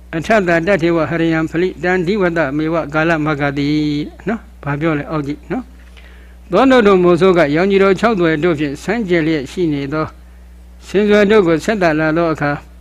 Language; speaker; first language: Burmese; native; Burmese